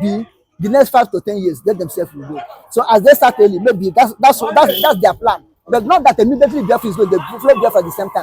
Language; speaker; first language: English; non-native, local second language; Igbo